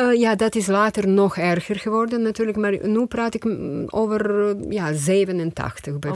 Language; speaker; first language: Dutch; non-native, fluent; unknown